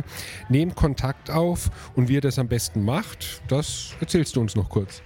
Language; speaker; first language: German; native; German